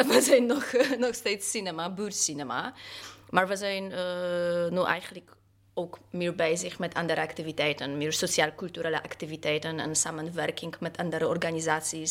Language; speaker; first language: Dutch; non-native, fluent; Polish